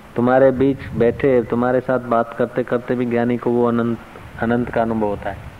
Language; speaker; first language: Hindi; non-native, local second language; Sindhi